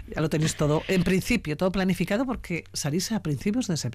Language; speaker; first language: Spanish; native; Spanish